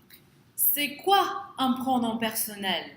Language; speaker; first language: French; non-native, fluent; English